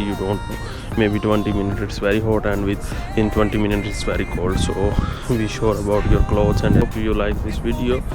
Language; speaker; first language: English; non-native, learner; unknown